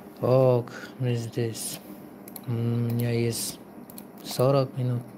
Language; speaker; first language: Russian; non-native, local second language; Tajik